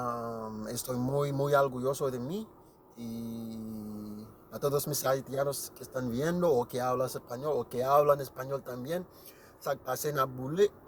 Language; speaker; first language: Spanish; non-native, learner; Haitian Creole